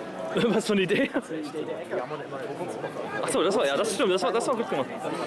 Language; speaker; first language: German; native; German